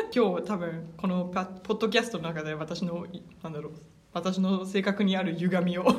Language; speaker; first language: Japanese; early bilingual, other home language; German